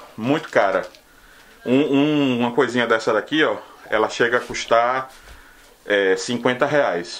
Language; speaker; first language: Portuguese; native; Portuguese